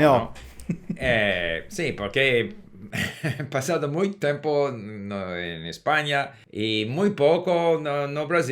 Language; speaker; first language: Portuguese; non-native, learner; English